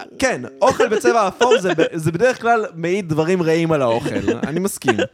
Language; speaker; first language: Hebrew; native; Hebrew